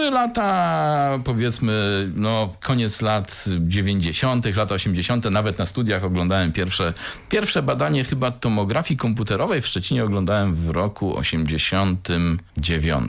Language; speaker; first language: Polish; native; Polish